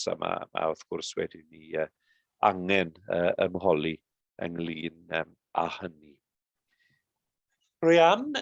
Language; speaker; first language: Welsh; native; Welsh